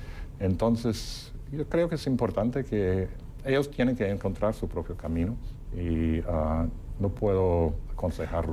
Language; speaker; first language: Spanish; non-native, fluent; English